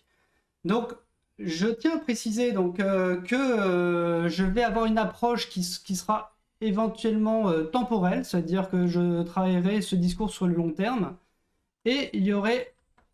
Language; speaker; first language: French; native; French